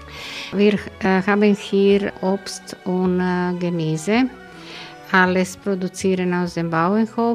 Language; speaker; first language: German; non-native, learner; Croatian